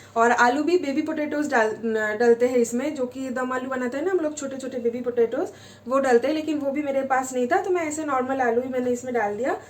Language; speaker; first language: Hindi; non-native, local second language; Bangla